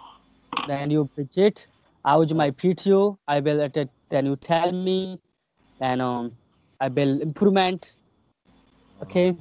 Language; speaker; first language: English; non-native, learner; Hindi